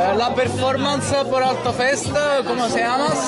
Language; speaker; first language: Spanish; non-native, learner; Italian